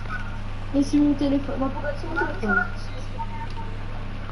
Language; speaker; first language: French; non-native, local second language; Réunion Creole French